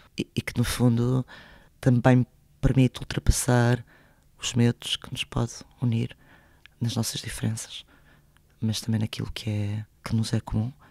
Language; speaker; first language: Portuguese; early bilingual, other home language; Spanish